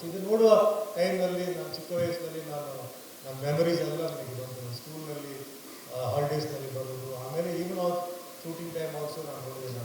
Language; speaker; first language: Kannada; non-native, fluent; Tulu